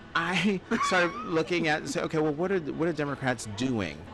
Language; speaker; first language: English; native; English